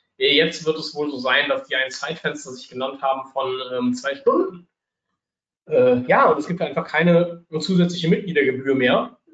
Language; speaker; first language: German; native; German